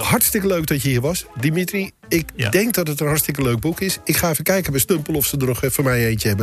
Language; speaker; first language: Dutch; native; Dutch